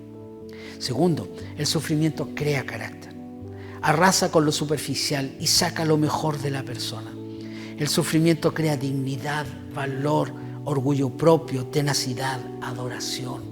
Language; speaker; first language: Spanish; native; Spanish